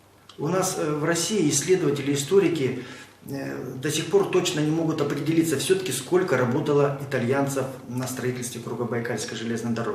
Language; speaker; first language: Russian; native; Russian